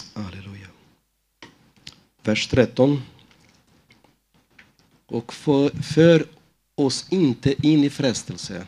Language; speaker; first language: Swedish; non-native, fluent; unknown